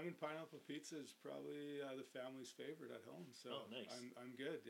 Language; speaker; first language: English; native; English